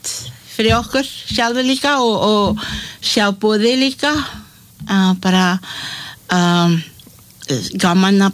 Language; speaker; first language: Icelandic; non-native, learner; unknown